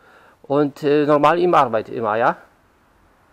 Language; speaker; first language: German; non-native, learner; Polish